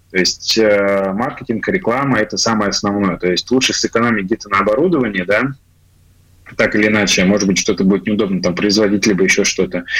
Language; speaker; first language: Russian; native; Russian